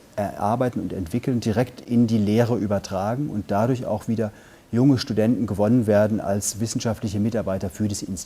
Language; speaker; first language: German; native; German